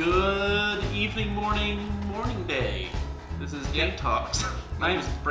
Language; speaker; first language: English; native; English